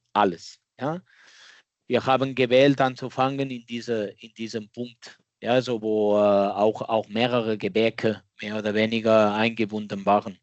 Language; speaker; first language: German; non-native, fluent; Catalan